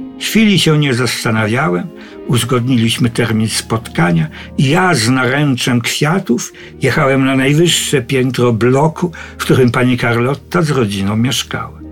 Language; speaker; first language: Polish; native; Polish